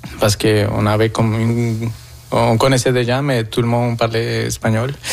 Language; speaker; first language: French; non-native, fluent; Spanish